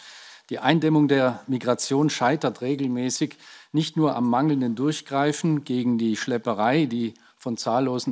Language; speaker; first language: German; native; German